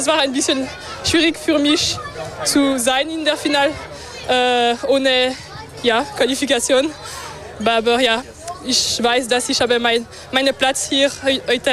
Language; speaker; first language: German; non-native, local second language; French